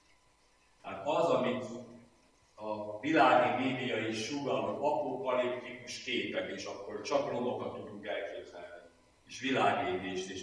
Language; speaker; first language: Hungarian; native; Hungarian